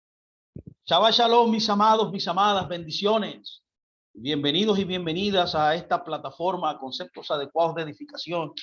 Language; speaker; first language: Spanish; native; Spanish